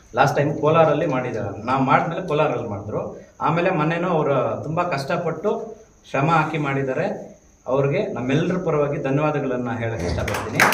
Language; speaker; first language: Kannada; native; Kannada